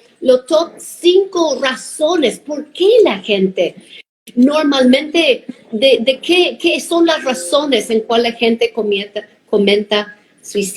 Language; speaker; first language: Spanish; non-native, fluent; English